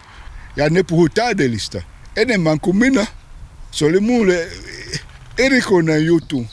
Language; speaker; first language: Finnish; non-native, learner; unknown